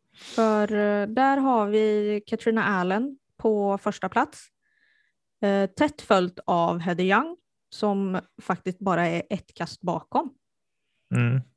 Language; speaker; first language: Swedish; native; Swedish